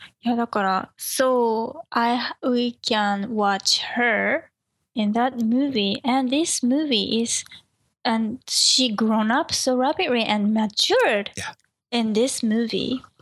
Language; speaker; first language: English; non-native, learner; Japanese